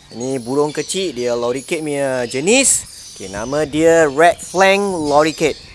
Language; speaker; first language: Malay; non-native, local second language; Chinese